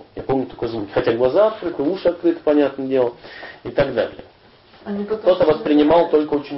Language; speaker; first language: Russian; native; Russian